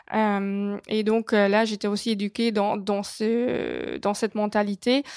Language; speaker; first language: French; non-native, fluent; Hungarian